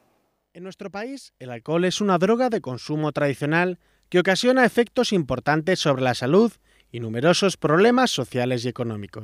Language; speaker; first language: Spanish; native; Spanish